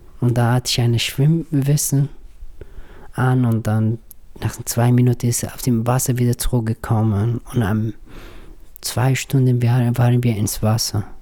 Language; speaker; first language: German; non-native, learner; Persian